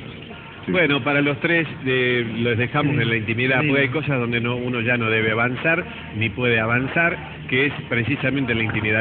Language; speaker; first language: Spanish; native; Spanish